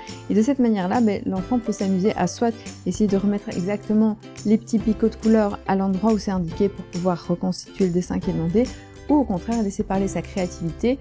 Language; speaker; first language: French; native; French